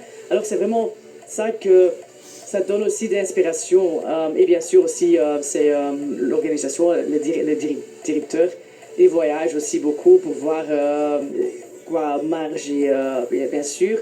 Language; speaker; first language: French; non-native, local second language; Dutch